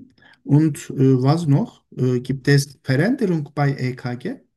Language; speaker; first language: German; non-native, learner; Turkish